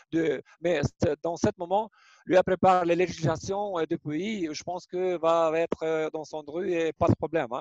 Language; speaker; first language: French; non-native, learner; Albanian